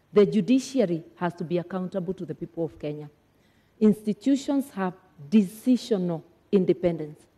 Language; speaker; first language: English; non-native, local second language; Kikuyu